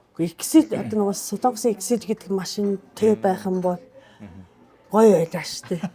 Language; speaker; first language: Mongolian; non-native, fluent; Japanese